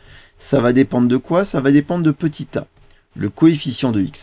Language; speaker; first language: French; native; French